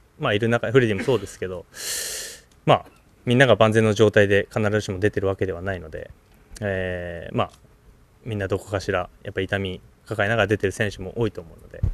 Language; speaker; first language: Japanese; native; Japanese